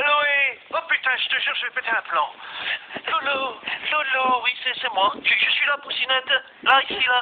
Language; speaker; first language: French; native; French